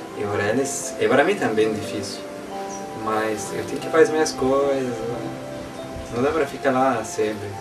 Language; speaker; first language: Portuguese; non-native, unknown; Arabic